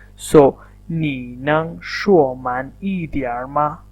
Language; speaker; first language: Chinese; non-native, fluent; Urdu